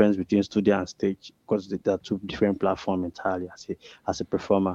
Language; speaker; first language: English; non-native, local second language; Ibibio